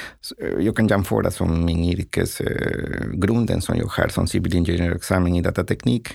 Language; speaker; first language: Swedish; non-native, learner; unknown